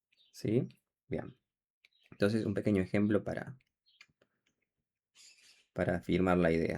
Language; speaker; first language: Spanish; native; Spanish